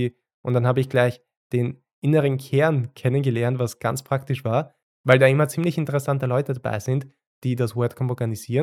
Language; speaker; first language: German; native; German